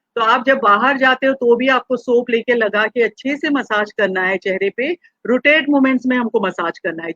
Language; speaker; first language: Hindi; non-native, local second language; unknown